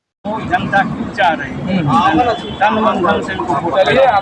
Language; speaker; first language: Hindi; native; Hindi